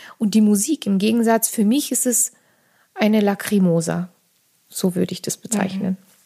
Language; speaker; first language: German; non-native, fluent; Armenian